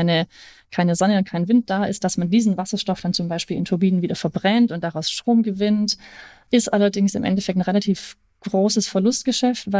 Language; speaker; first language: German; native; German